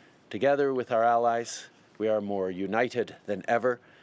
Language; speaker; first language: English; native; English